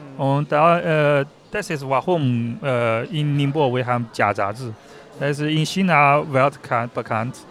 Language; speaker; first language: German; non-native, learner; Chinese